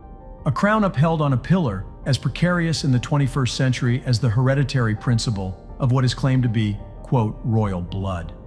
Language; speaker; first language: English; native; English